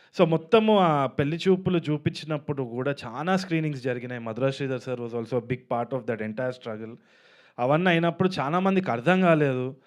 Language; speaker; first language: Telugu; native; Telugu